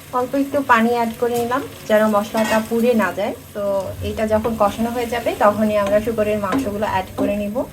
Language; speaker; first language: Bangla; native; Bangla